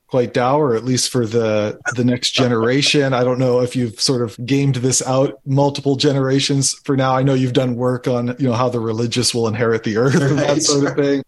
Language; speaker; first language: English; native; English